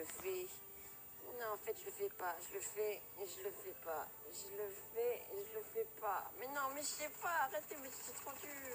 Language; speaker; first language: French; native; French